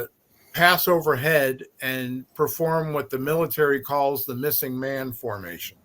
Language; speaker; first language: English; native; English